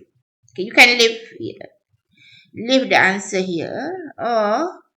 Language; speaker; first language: English; non-native, local second language; Malay